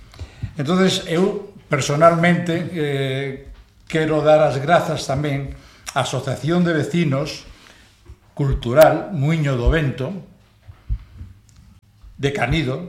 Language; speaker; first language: Galician; non-native, local second language; Spanish